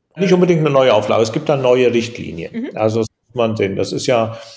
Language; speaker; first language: German; native; German